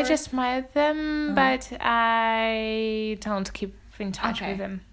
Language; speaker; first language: English; non-native, fluent; Russian